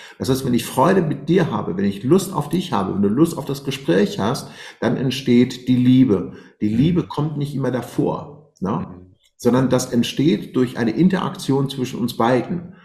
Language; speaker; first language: German; non-native, fluent; Persian